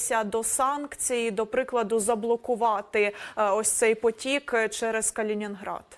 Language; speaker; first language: Ukrainian; native; Ukrainian